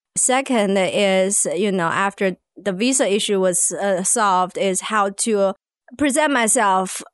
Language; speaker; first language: English; non-native, fluent; Chinese